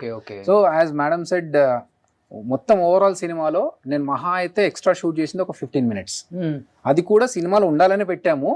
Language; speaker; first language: Telugu; native; Telugu